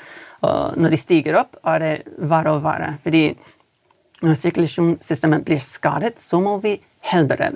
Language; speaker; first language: Norwegian; non-native, fluent; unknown